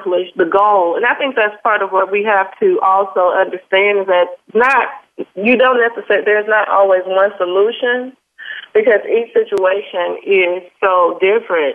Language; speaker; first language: English; native; English